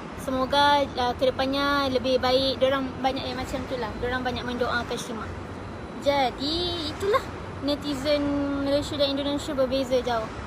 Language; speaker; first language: Malay; native; Malay